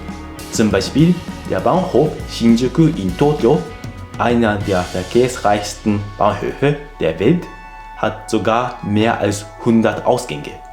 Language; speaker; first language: German; non-native, fluent; Japanese